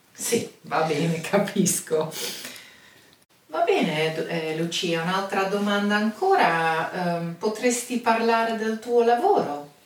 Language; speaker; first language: Italian; non-native, fluent; Dutch